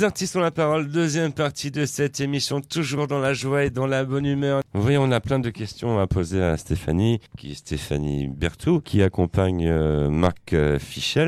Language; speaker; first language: French; native; French